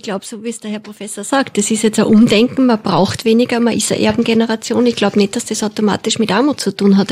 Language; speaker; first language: German; native; German